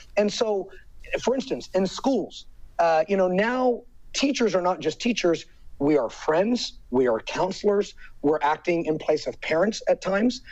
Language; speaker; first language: English; native; English